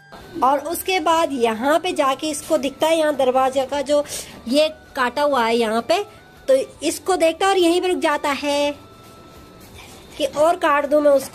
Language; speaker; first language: Hindi; native; Hindi